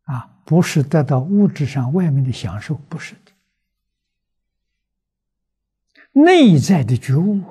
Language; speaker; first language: Chinese; native; Chinese